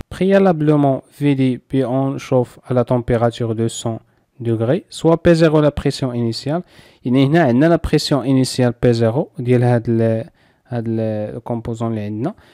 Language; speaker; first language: French; non-native, local second language; Arabic